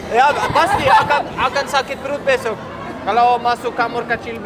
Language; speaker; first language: Indonesian; non-native, fluent; Norwegian